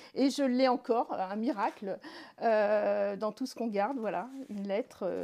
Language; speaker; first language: French; native; French